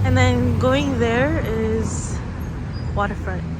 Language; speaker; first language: English; non-native, local second language; Filipino